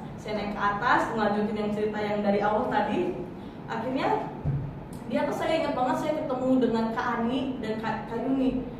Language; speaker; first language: Indonesian; native; Indonesian